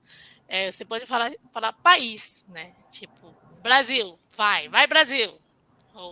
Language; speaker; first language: Portuguese; non-native, fluent; Chinese